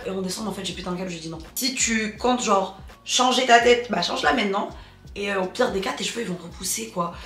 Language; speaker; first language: French; non-native, local second language; Arabic